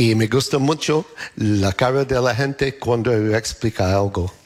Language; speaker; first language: Spanish; non-native, learner; English